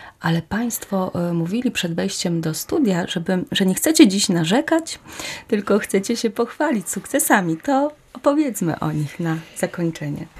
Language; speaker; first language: Polish; native; Polish